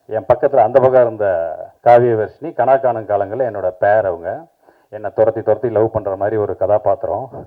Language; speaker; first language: Tamil; native; Tamil